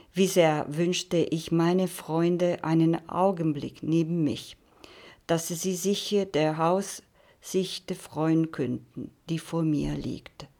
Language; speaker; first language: German; non-native, fluent; Italian